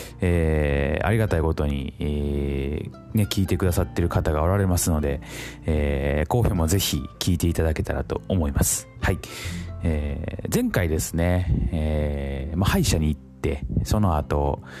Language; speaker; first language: Japanese; native; Japanese